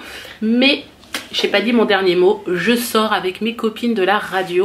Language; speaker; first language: French; native; French